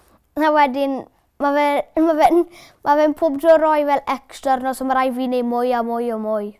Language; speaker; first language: Welsh; native; Welsh